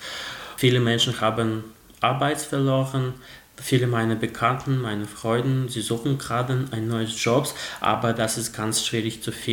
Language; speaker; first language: German; non-native, fluent; Russian